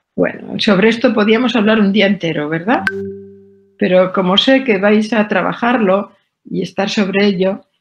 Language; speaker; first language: Spanish; native; Spanish